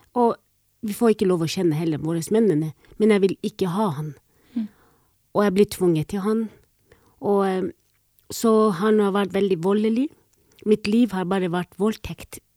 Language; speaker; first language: Norwegian; non-native, fluent; Somali